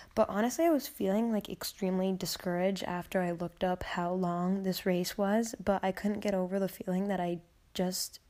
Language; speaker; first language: English; native; English